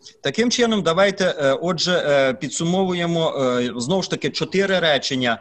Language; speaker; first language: Ukrainian; native; Ukrainian